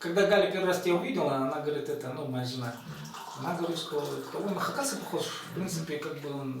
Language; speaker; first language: Russian; native; Russian